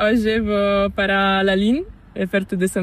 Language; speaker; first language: Spanish; non-native, learner; Italian